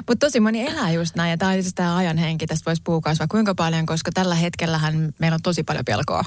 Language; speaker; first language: Finnish; non-native, local second language; Swedish